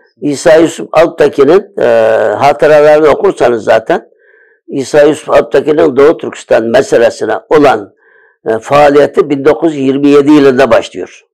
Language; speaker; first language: Turkish; early bilingual, other home language; Uyghur